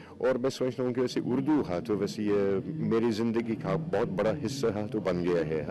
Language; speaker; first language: Urdu; non-native, fluent; English